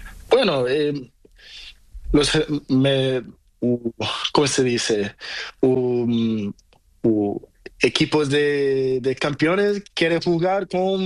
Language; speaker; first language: Spanish; non-native, learner; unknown